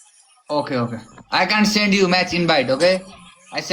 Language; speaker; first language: English; non-native, learner; Nepali